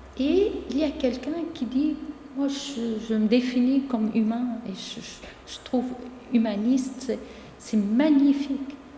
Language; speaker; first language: French; non-native, local second language; Arabic